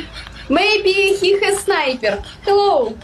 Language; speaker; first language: English; non-native, learner; Russian